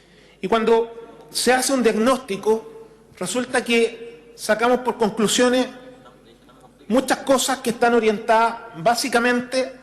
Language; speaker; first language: Spanish; native; Spanish